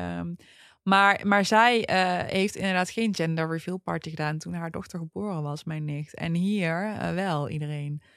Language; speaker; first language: Dutch; early bilingual, other home language; Turkish